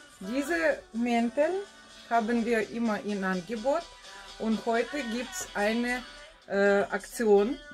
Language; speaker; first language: German; non-native, fluent; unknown